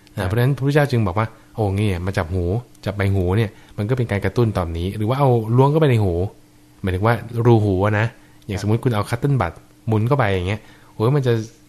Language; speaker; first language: Thai; native; Thai